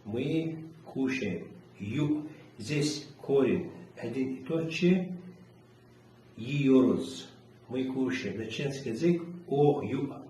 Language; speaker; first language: Russian; non-native, local second language; Chechen